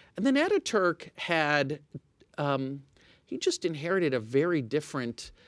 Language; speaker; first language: English; non-native, fluent; Arabic